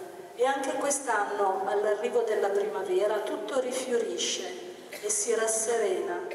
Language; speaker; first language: Italian; native; Italian